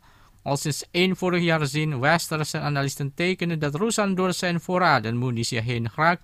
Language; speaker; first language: Dutch; non-native, fluent; Indonesian